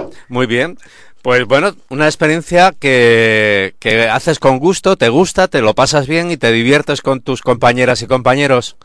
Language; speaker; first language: Spanish; native; Spanish